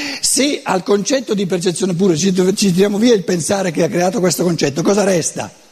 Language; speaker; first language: Italian; non-native, local second language; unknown